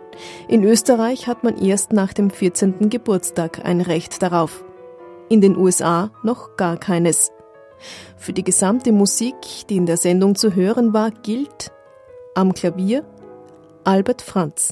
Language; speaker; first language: German; native; German